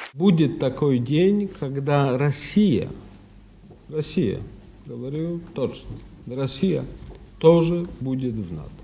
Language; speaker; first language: Russian; non-native, fluent; Polish